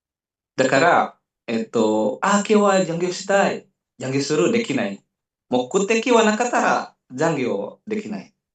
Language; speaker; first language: Japanese; non-native, fluent; Indonesian